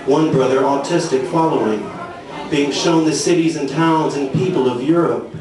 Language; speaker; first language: English; native; English